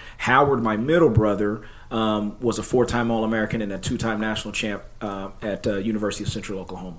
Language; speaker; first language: English; native; English